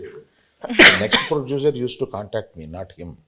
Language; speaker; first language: Telugu; native; Telugu